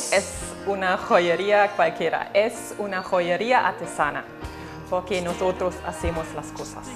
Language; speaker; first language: Spanish; non-native, fluent; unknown